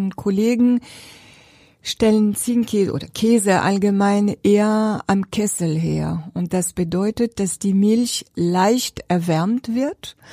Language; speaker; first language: German; non-native, fluent; French